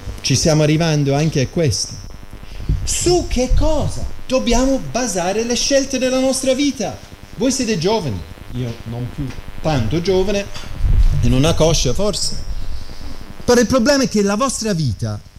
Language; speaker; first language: Italian; non-native, fluent; English